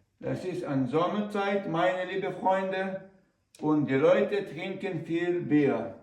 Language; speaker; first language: German; non-native, learner; Ukrainian